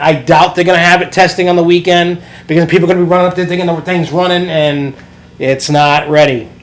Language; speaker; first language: English; native; English